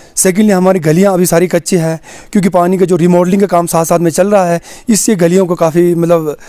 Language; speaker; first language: Hindi; native; Hindi